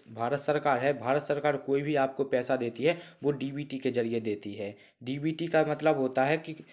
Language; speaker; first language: Hindi; native; Hindi